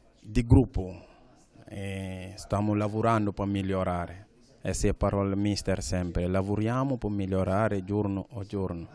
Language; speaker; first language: Italian; non-native, learner; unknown